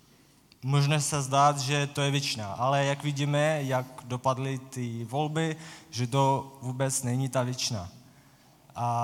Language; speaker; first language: Czech; non-native, fluent; Ukrainian